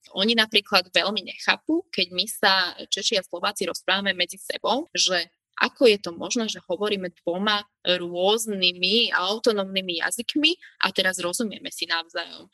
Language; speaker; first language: Slovak; native; Slovak